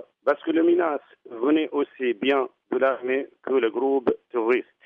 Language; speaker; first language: French; non-native, fluent; Arabic